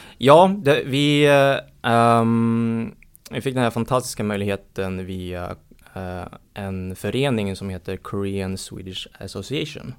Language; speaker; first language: Swedish; early bilingual, heritage; Swedish